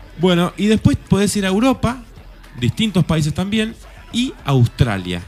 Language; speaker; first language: Spanish; native; Spanish